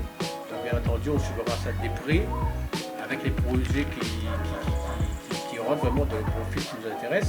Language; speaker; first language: French; native; French